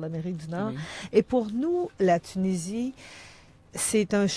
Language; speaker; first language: French; native; French